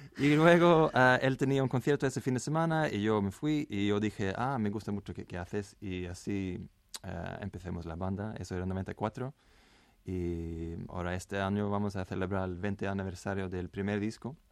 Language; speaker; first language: Spanish; non-native, fluent; Swedish